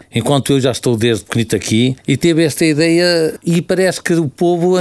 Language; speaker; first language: Portuguese; early bilingual, heritage; Portuguese